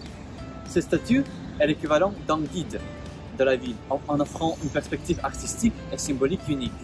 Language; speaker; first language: French; non-native, learner; Russian